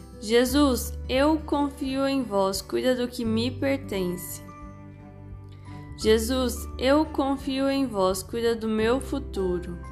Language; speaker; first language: Portuguese; native; Portuguese